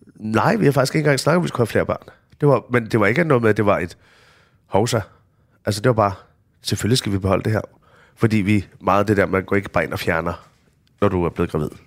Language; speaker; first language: Danish; native; Danish